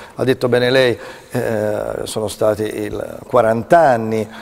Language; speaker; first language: Italian; native; Italian